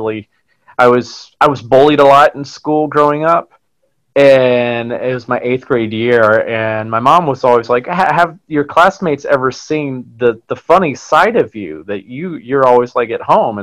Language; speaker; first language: English; native; English